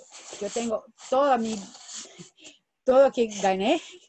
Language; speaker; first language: Spanish; non-native, fluent; Portuguese